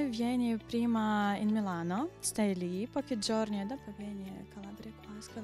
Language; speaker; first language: Italian; non-native, learner; Ukrainian